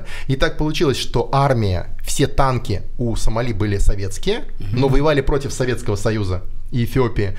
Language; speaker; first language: Russian; native; Russian